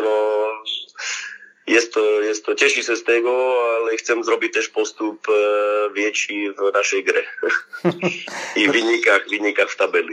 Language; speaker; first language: Polish; non-native, learner; Slovak